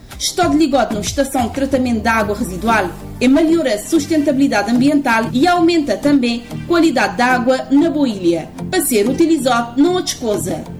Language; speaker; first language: Portuguese; non-native, local second language; Kabuverdianu